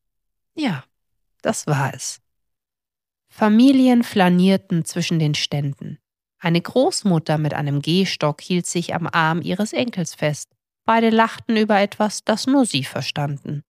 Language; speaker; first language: German; native; German